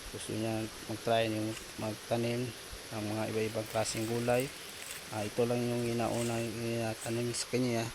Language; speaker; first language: Filipino; non-native, local second language; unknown